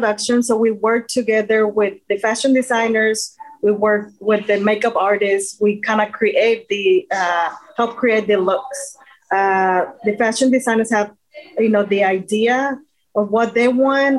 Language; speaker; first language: English; non-native, fluent; Spanish